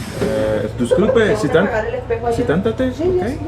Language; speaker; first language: Spanish; non-native, learner; English